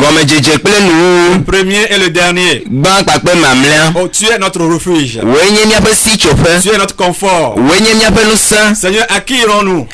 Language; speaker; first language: French; non-native, local second language; Ewe